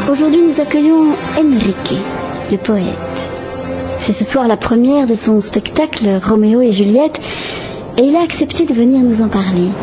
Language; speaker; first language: French; native; French